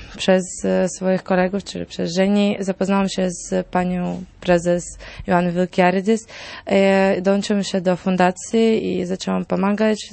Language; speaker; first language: Polish; non-native, fluent; Russian